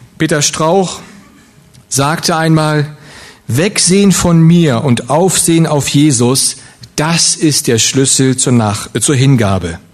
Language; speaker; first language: German; early bilingual, other home language; Russian